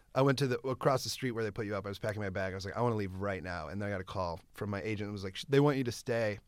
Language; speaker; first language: English; native; English